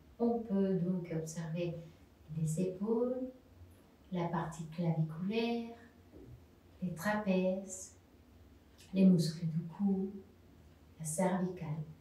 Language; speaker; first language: French; non-native, fluent; Spanish